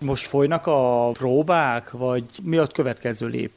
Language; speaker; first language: Hungarian; native; Hungarian